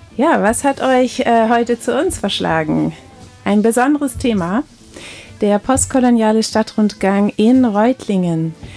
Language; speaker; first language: German; native; German